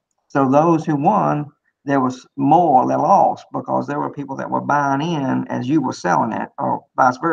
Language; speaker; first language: English; native; English